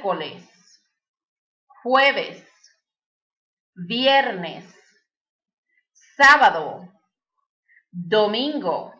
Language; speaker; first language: Spanish; early bilingual, heritage; Spanish